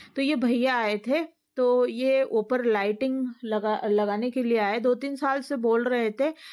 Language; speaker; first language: Hindi; native; Hindi